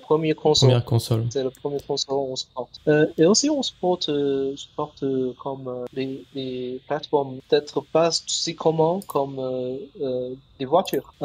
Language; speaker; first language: French; non-native, learner; Chinese